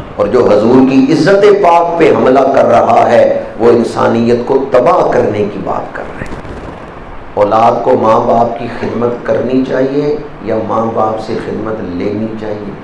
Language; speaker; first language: Urdu; non-native, local second language; Punjabi